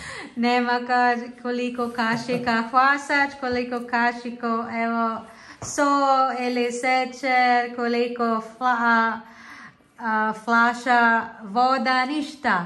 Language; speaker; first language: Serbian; non-native, learner; Filipino